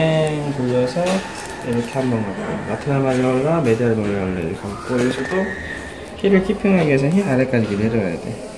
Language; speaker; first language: Korean; native; Korean